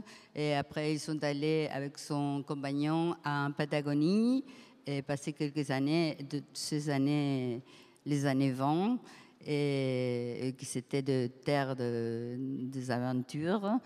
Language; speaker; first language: French; non-native, fluent; Spanish